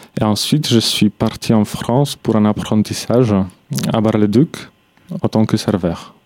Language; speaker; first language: French; non-native, fluent; Polish